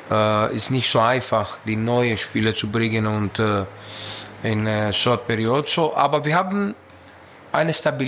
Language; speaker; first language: German; non-native, learner; Greek